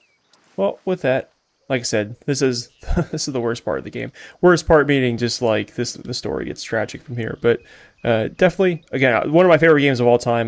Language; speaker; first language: English; native; English